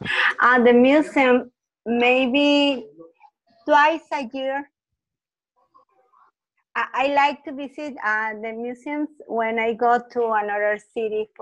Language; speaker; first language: English; non-native, learner; Spanish